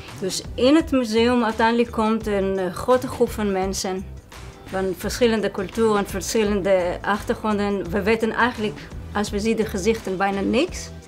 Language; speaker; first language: Dutch; non-native, fluent; Hebrew